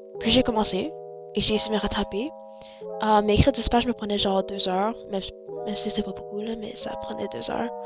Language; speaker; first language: French; early bilingual, other home language; Chinese